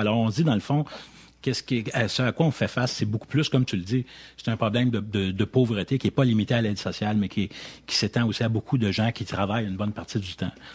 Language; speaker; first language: French; native; French